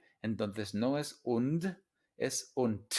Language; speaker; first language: Spanish; non-native, fluent; English